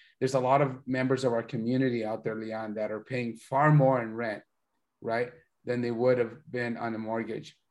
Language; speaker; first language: English; early bilingual, other home language; Spanish